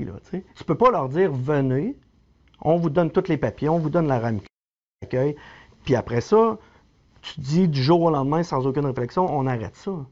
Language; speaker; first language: French; native; French